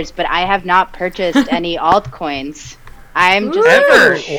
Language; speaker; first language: English; early bilingual, other home language; Spanish